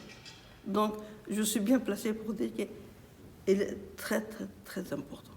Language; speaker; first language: French; non-native, fluent; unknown